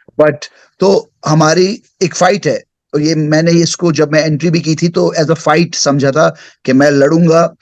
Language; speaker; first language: Hindi; early bilingual, heritage; Hindi